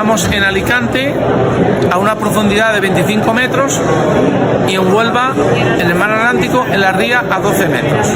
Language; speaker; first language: Spanish; native; Spanish